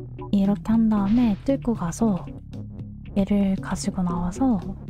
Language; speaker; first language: Korean; native; Korean